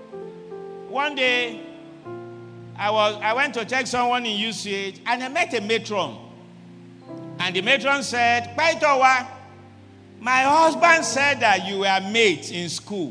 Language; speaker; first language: English; non-native, local second language; Yoruba